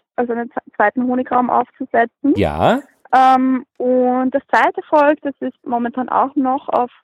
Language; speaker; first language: German; native; German